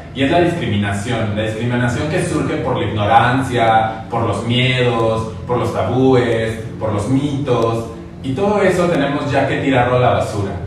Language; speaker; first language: Spanish; native; Spanish